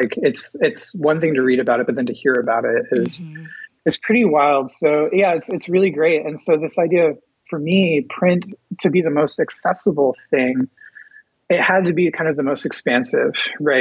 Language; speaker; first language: English; native; English